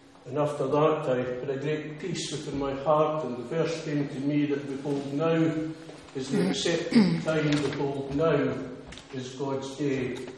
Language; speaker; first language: English; native; English